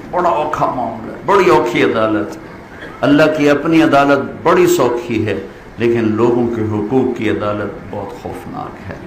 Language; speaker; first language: Urdu; non-native, local second language; Punjabi